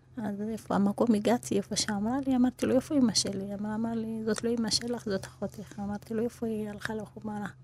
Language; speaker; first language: Hebrew; non-native, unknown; Amharic